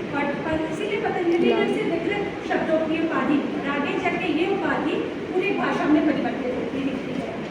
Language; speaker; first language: Hindi; native; Hindi